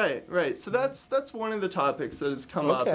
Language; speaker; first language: English; native; English